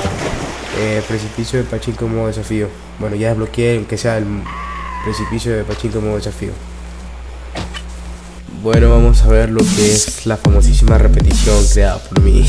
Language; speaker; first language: Spanish; native; Spanish